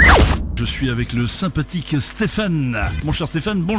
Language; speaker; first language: French; native; French